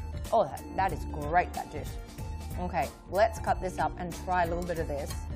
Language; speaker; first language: English; native; English